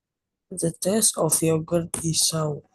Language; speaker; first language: English; non-native, learner; Indonesian